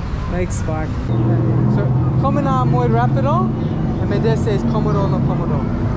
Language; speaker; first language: Spanish; non-native, learner; English